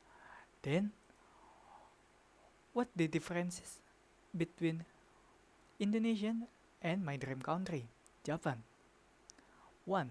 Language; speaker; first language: English; non-native, learner; Indonesian